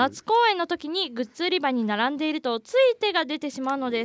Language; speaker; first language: Japanese; native; Japanese